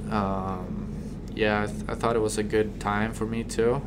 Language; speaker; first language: English; non-native, fluent; Swedish